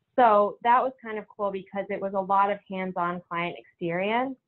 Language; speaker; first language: English; native; English